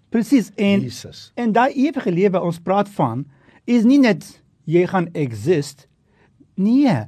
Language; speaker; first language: Afrikaans; non-native, fluent; Turkish